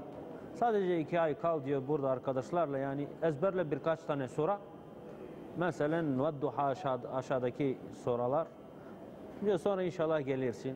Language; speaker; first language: Turkish; non-native, fluent; Bulgarian